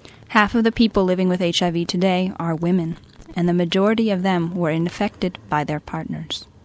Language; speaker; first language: English; native; English